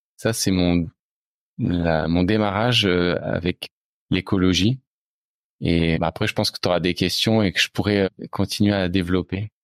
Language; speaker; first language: French; native; French